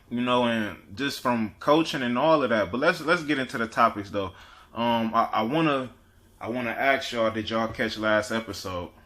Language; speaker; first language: English; native; English